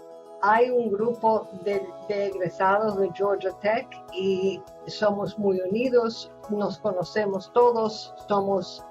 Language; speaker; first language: Spanish; non-native, fluent; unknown